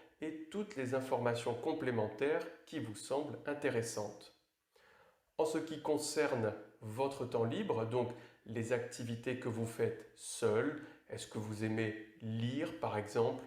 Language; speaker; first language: French; native; French